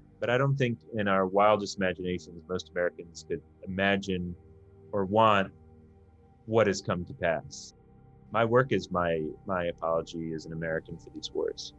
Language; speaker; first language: English; native; English